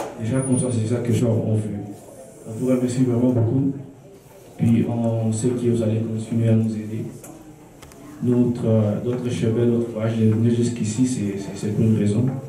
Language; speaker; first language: French; early bilingual, other home language; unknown